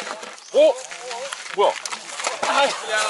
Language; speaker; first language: Korean; native; Korean